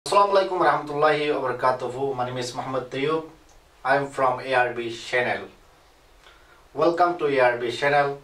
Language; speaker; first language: English; non-native, learner; Rohingya